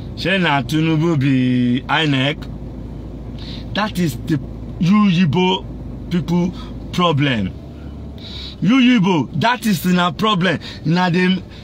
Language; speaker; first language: Nigerian Pidgin; non-native, local second language; Yoruba